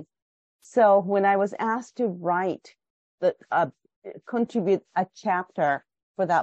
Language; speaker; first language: English; non-native, fluent; Japanese